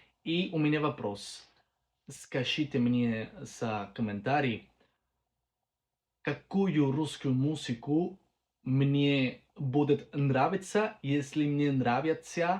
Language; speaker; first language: Russian; non-native, learner; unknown